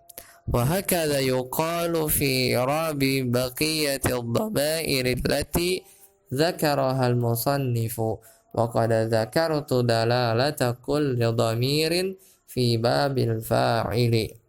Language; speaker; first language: Arabic; non-native, fluent; Indonesian